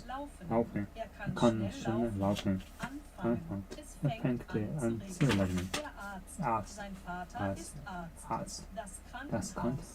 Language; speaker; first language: German; non-native, learner; Japanese